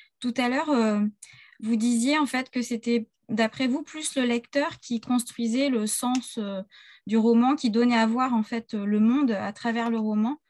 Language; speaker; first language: French; native; French